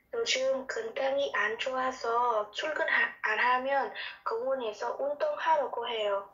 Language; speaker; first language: Korean; non-native, learner; Vietnamese